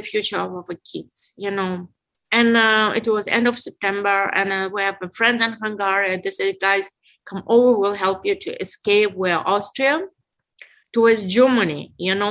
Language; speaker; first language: English; non-native, fluent; Uzbek